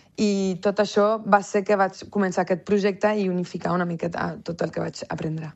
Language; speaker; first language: Catalan; early bilingual, other home language; French